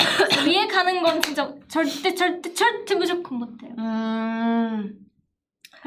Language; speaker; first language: Korean; non-native, fluent; Japanese